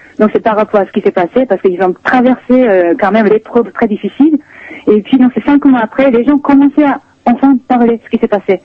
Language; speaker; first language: French; non-native, fluent; Japanese